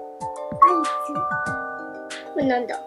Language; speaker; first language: Japanese; native; Japanese